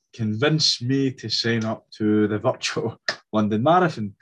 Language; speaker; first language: English; native; English